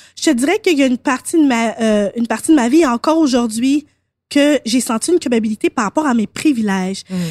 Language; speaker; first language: French; native; French